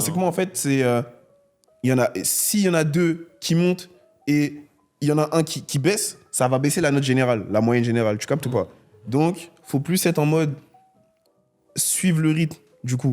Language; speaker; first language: French; native; French